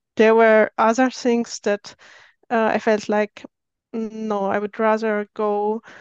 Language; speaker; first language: English; non-native, fluent; Arabic